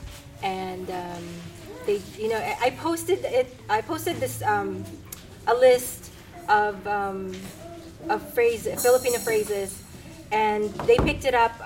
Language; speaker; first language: English; non-native, local second language; Filipino